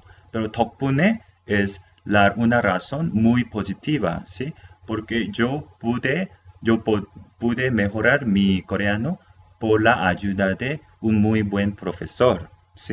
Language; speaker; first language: Spanish; non-native, fluent; Korean